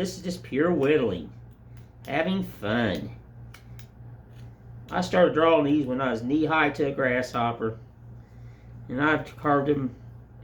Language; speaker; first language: English; native; English